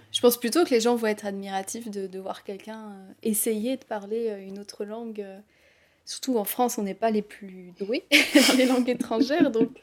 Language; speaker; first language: French; native; French